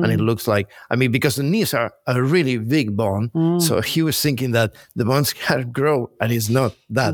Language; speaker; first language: English; non-native, fluent; Spanish